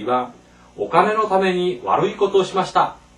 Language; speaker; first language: Japanese; non-native, fluent; Korean